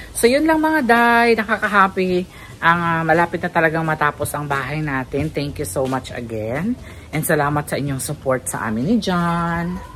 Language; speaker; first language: Filipino; non-native, local second language; Cebuano